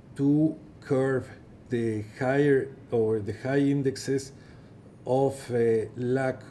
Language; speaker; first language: English; non-native, fluent; Persian